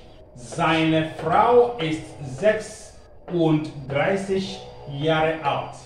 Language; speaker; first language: German; non-native, learner; Akan